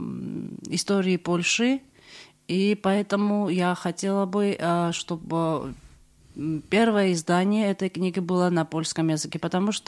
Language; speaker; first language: Russian; non-native, fluent; Georgian